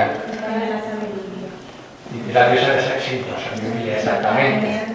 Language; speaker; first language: Spanish; native; Spanish